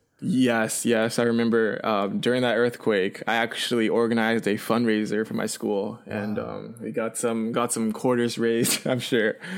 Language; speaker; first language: English; early bilingual, other home language; Chinese